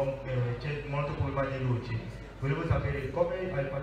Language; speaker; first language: Italian; non-native, fluent; French